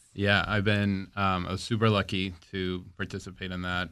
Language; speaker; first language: English; early bilingual, other home language; Spanish